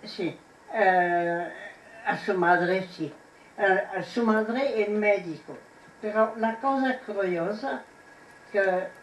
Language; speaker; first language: Spanish; non-native, fluent; French